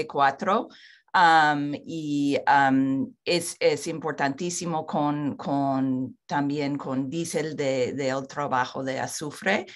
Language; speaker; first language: Spanish; non-native, fluent; English